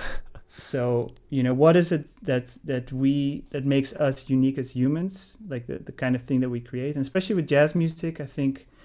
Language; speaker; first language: English; non-native, fluent; Dutch